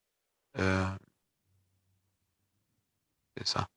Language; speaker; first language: French; non-native, learner; Portuguese